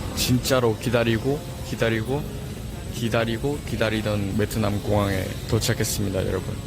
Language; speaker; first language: Korean; early bilingual, other home language; Vietnamese